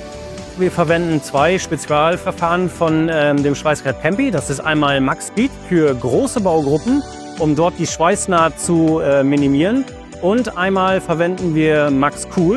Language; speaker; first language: German; native; German